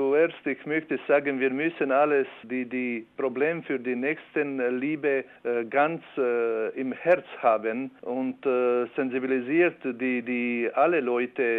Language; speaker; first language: German; non-native, learner; Albanian